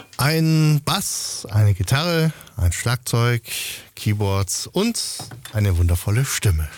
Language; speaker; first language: German; native; German